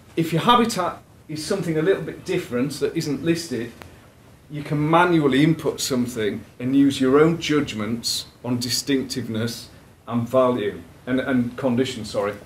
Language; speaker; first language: English; native; English